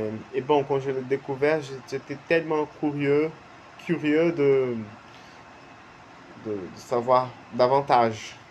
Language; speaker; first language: French; non-native, learner; Portuguese